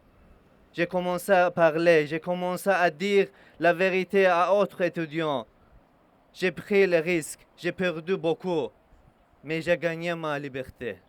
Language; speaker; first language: French; non-native, learner; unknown